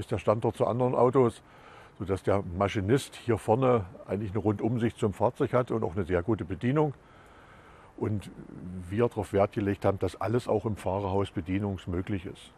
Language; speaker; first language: German; native; German